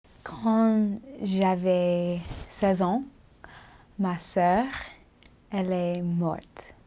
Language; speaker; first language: French; non-native, learner; English